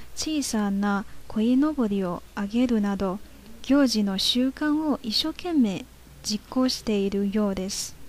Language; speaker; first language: Japanese; non-native, fluent; Chinese